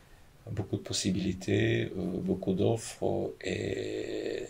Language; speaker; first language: French; non-native, fluent; Ukrainian